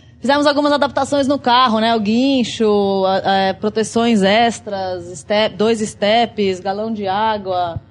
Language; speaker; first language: Portuguese; native; Portuguese